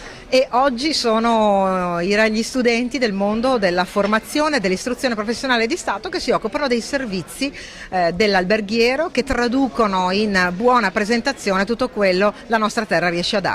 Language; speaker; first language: Italian; native; Italian